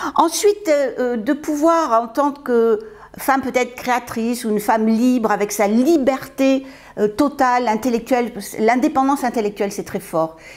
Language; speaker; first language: French; native; French